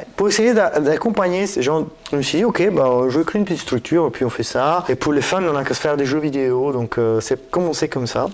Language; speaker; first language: French; non-native, fluent; Italian